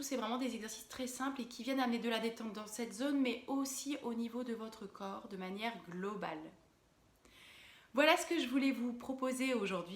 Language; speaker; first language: French; native; French